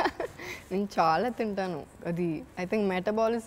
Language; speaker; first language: Telugu; non-native, fluent; Malayalam